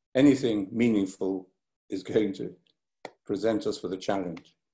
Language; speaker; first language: English; native; English